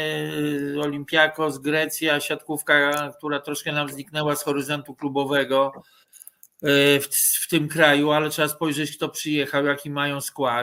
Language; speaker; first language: Polish; native; Polish